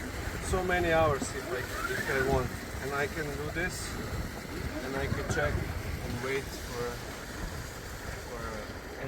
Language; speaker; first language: English; non-native, learner; Slovenian